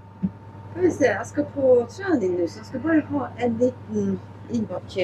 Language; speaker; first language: Norwegian; native; Norwegian